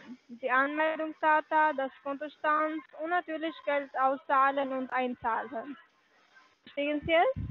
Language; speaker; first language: German; non-native, learner; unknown